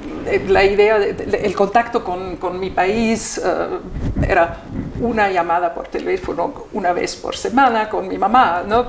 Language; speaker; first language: Spanish; non-native, fluent; German